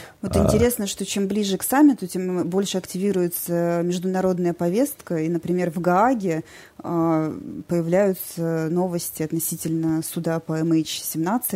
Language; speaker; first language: Russian; native; Russian